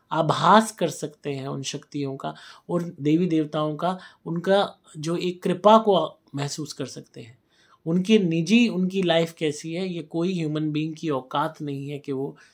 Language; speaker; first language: Hindi; native; Hindi